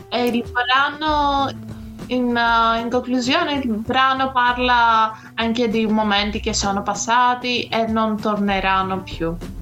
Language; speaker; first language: Italian; non-native, fluent; Greek